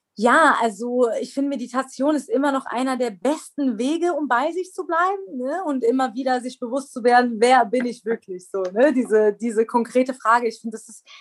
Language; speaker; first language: German; early bilingual, other home language; Persian